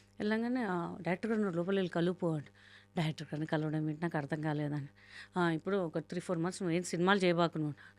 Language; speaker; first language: Telugu; non-native, local second language; Hindi